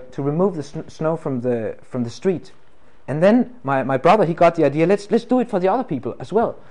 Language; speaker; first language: English; non-native, fluent; Danish